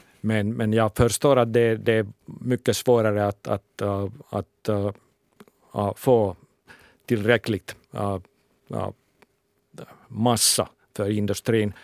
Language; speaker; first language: Swedish; non-native, local second language; Finnish